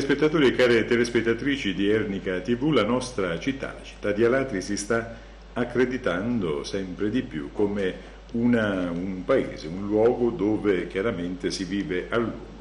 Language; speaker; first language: Italian; native; Italian